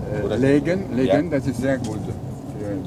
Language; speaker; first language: German; non-native, learner; French